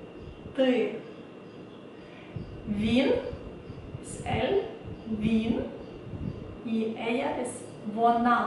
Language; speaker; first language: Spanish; non-native, fluent; Ukrainian